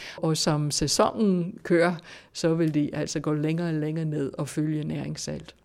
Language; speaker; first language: Danish; non-native, fluent; English